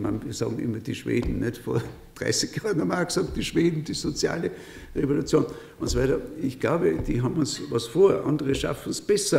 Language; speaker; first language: German; native; German